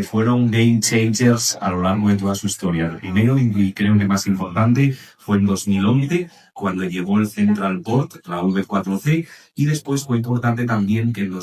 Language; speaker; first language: Spanish; native; Spanish